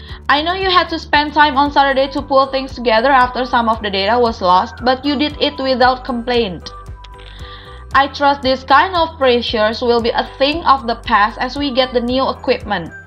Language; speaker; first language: English; non-native, fluent; Indonesian